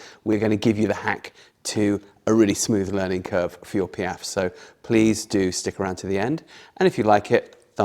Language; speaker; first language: English; native; English